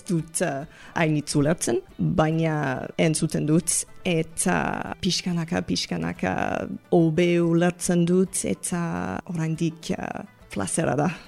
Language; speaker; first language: Basque; non-native, learner; English